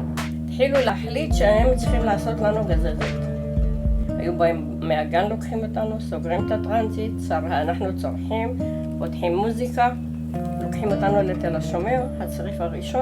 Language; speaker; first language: Hebrew; early bilingual, other home language; Arabic